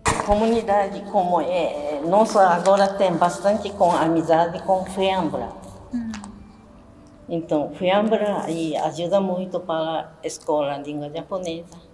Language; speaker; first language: Portuguese; early bilingual, other home language; Japanese